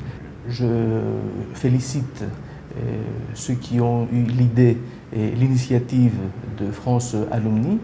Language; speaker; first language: French; non-native, fluent; Greek